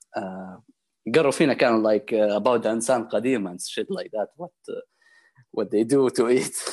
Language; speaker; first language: English; non-native, fluent; Arabic